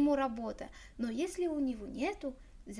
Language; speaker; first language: Russian; non-native, learner; Arabic